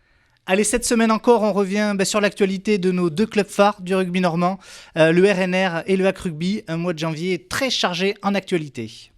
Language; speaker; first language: French; native; French